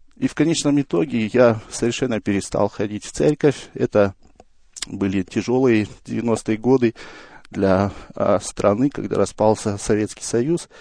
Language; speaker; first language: Russian; native; Russian